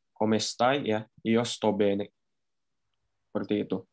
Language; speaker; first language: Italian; non-native, fluent; Indonesian